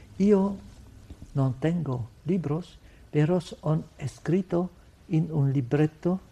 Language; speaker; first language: Spanish; non-native, learner; Vietnamese